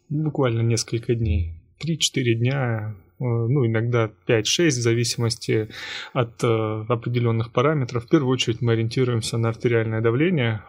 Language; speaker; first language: Russian; native; Russian